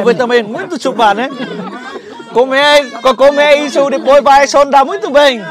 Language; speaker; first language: Portuguese; non-native, learner; Vietnamese